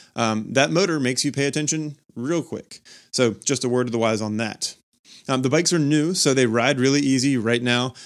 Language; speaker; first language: English; native; English